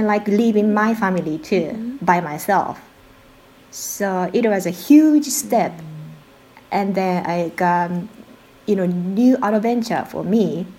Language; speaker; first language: English; non-native, learner; Japanese